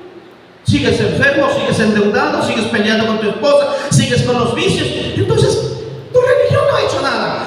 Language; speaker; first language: Spanish; native; Spanish